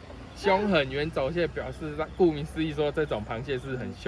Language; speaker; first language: Chinese; native; Chinese